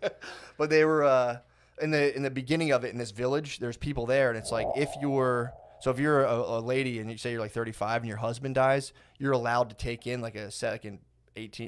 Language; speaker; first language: English; native; English